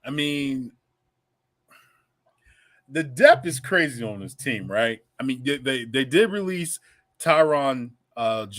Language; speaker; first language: English; native; English